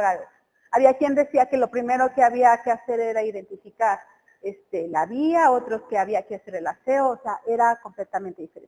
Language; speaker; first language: Spanish; native; Spanish